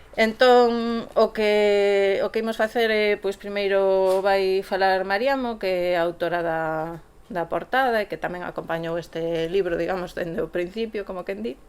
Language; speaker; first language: Galician; native; Galician